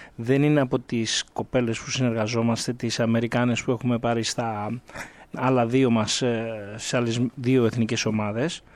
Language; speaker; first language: Greek; native; Greek